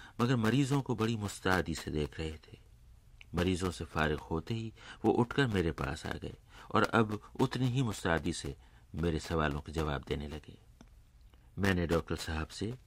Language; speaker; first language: Urdu; native; Urdu